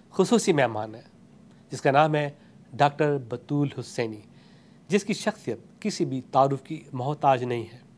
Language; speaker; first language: Urdu; native; Urdu